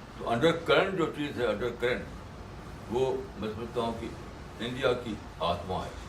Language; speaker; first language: Urdu; native; Urdu